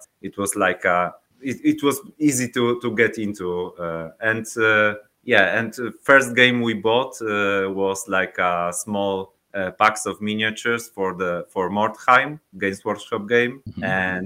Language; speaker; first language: English; non-native, learner; Polish